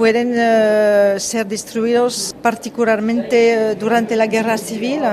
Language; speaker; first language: Spanish; early bilingual, heritage; French